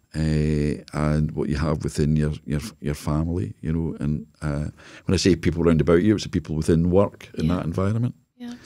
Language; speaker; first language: English; native; English